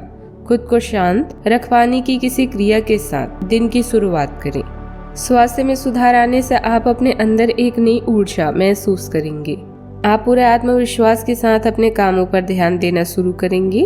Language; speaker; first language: Hindi; native; Hindi